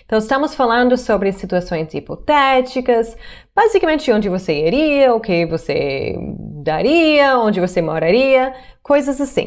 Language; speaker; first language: Portuguese; non-native, fluent; English